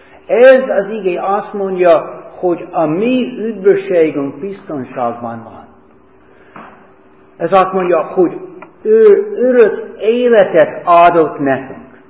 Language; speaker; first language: Hungarian; non-native, fluent; English